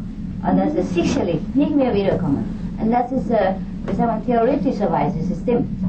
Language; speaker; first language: German; non-native, learner; Vietnamese